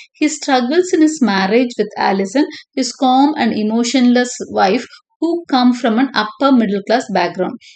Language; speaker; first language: English; non-native, local second language; Tamil